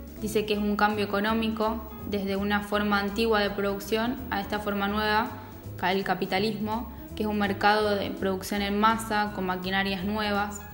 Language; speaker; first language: Spanish; native; Spanish